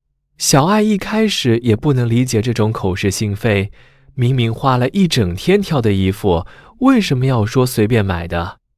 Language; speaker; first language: Chinese; native; Chinese